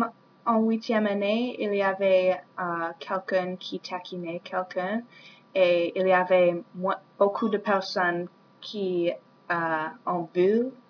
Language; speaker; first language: French; non-native, learner; English